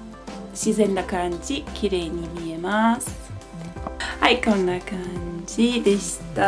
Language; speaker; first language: Japanese; non-native, fluent; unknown